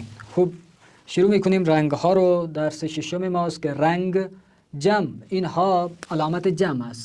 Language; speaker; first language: Persian; non-native, fluent; Urdu